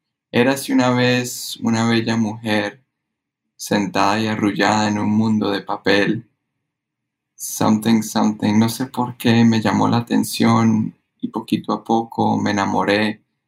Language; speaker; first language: Spanish; early bilingual, heritage; Spanish